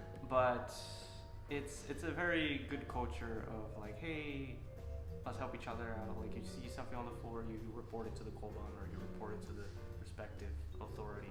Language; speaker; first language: English; non-native, fluent; Portuguese